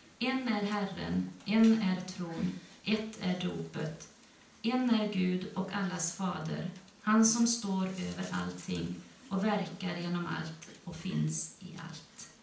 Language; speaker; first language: Swedish; native; Swedish